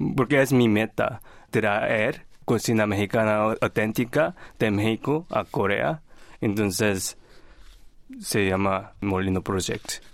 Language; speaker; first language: Spanish; non-native, fluent; Korean